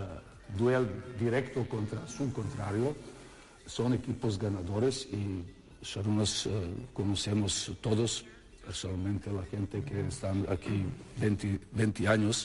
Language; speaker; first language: Spanish; non-native, fluent; Serbian